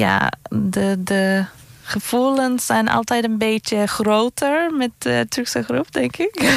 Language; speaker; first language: Dutch; non-native, fluent; Turkish